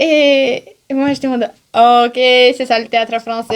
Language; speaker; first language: French; non-native, fluent; Bulgarian